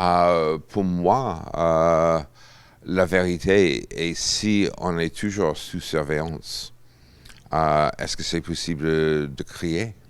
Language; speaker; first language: French; non-native, fluent; English